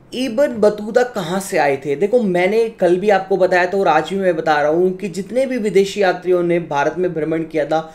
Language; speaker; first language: Hindi; native; Hindi